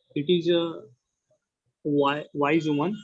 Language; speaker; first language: English; non-native, learner; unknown